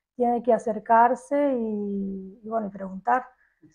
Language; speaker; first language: Spanish; native; Spanish